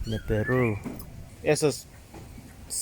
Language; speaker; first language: Spanish; early bilingual, heritage; English